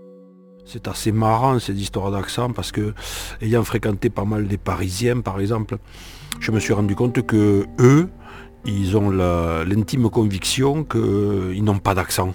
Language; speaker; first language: French; native; French